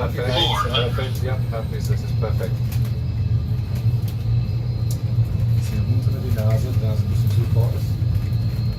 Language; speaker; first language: German; non-native, learner; English